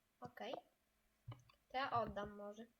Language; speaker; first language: Polish; native; Polish